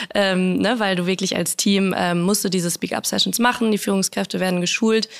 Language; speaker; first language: German; native; German